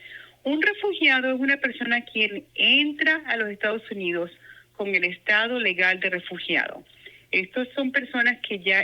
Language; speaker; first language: Spanish; non-native, local second language; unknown